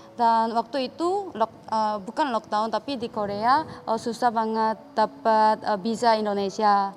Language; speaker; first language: Indonesian; non-native, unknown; Korean